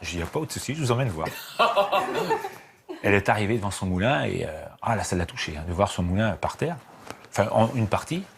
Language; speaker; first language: French; native; French